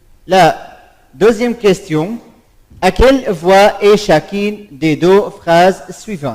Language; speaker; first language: French; non-native, fluent; Arabic